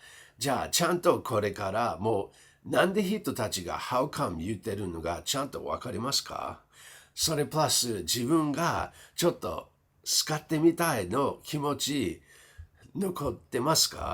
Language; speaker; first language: Japanese; non-native, fluent; English